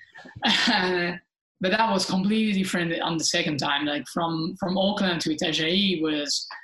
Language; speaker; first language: English; non-native, fluent; Italian